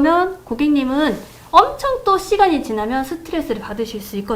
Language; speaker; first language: Korean; native; Korean